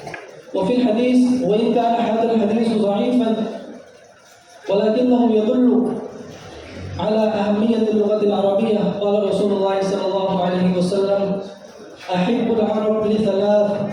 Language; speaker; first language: Arabic; non-native, fluent; Urdu